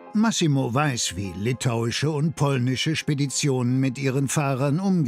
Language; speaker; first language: German; native; German